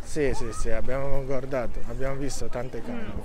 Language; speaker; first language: Italian; non-native, learner; Japanese